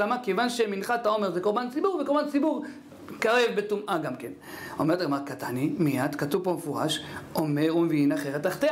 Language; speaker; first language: Hebrew; native; Hebrew